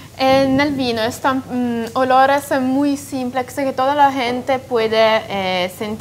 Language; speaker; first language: Spanish; non-native, fluent; Italian